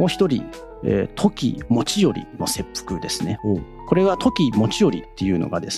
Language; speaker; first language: Japanese; native; Japanese